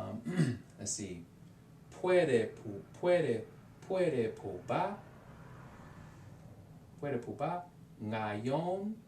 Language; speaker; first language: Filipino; non-native, learner; English